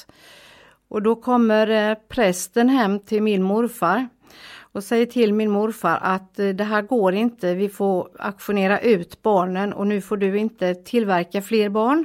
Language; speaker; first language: Swedish; native; Swedish